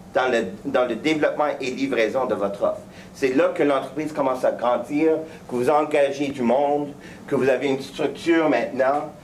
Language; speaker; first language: French; native; French